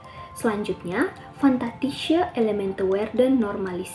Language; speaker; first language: German; non-native, learner; Indonesian